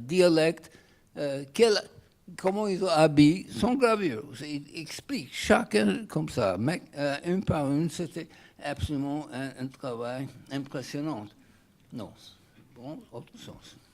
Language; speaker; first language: French; non-native, fluent; English